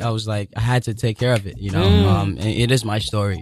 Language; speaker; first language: English; non-native, local second language; Yoruba